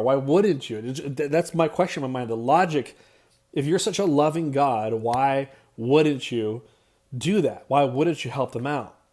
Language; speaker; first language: English; native; English